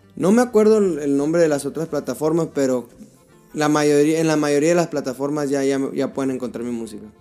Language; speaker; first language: Spanish; early bilingual, heritage; Spanish